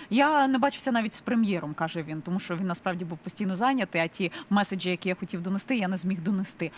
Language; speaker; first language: Ukrainian; native; Ukrainian